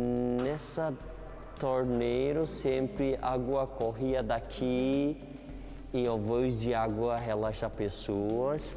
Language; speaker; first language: Portuguese; non-native, learner; Turkish